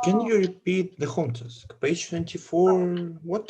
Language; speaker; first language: English; non-native, learner; Russian